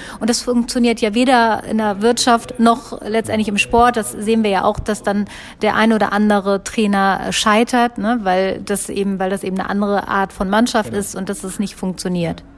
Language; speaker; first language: German; native; German